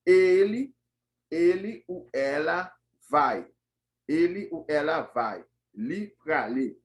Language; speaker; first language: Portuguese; non-native, fluent; Haitian Creole